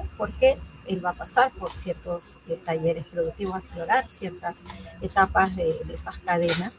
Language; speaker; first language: Spanish; native; Spanish